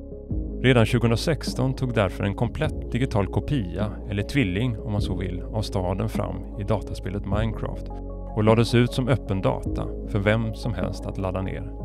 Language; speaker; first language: Swedish; native; Swedish